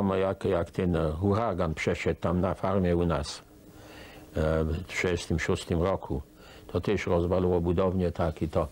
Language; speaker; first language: Polish; early bilingual, heritage; Polish